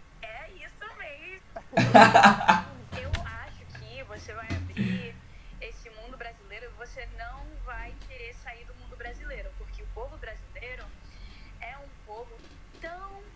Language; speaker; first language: Portuguese; early bilingual, heritage; Portuguese